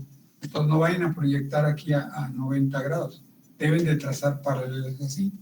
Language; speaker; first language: Spanish; native; Spanish